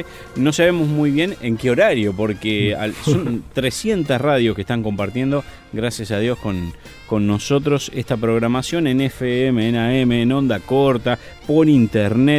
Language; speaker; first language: Spanish; native; Spanish